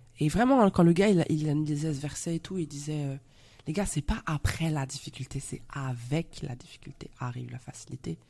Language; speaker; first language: French; native; French